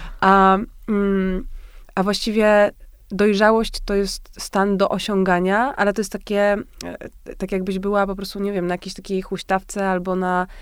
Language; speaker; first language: Polish; native; Polish